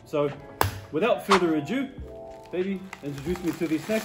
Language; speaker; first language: English; native; English